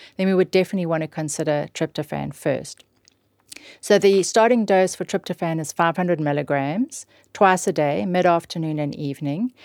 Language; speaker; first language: English; native; English